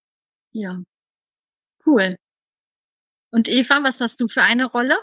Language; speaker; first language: German; native; German